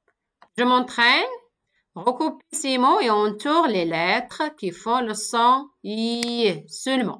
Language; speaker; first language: French; non-native, local second language; Arabic